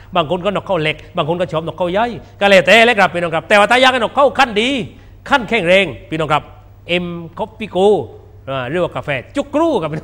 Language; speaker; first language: Thai; non-native, local second language; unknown